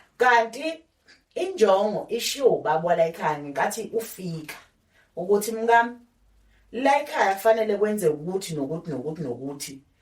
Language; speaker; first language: Zulu; native; Zulu